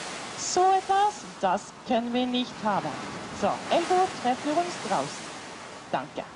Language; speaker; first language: German; non-native, learner; Norwegian